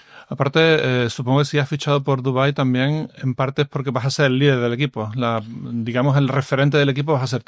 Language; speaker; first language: Spanish; native; Spanish